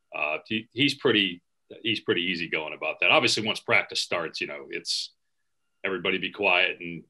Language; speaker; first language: English; native; English